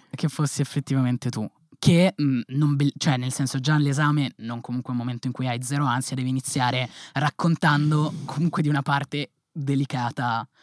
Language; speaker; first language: Italian; native; Italian